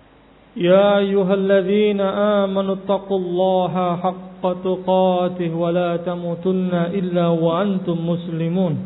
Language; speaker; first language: Arabic; non-native, fluent; Indonesian